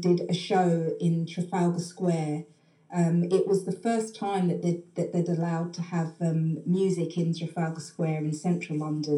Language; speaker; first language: English; native; English